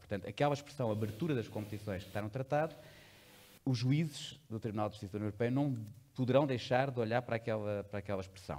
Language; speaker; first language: Portuguese; native; Portuguese